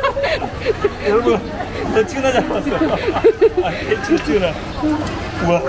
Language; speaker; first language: English; non-native, learner; Korean